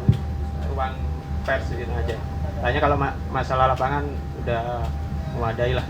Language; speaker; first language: Indonesian; native; Indonesian